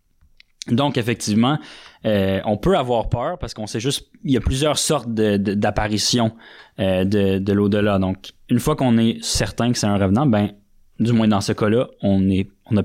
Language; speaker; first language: French; native; French